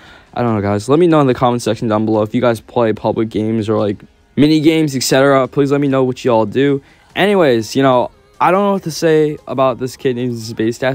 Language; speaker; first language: English; native; English